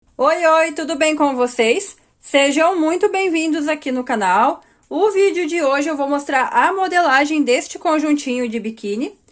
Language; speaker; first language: Portuguese; native; Portuguese